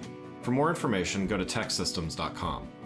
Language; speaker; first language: English; native; English